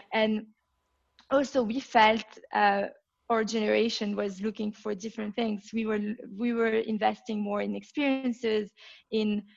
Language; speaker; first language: English; non-native, fluent; French